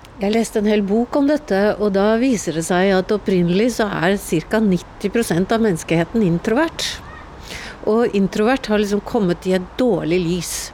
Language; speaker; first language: Norwegian; native; Norwegian